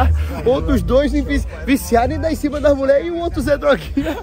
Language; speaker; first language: Portuguese; native; Portuguese